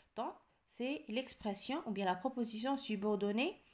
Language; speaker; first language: French; non-native, local second language; Arabic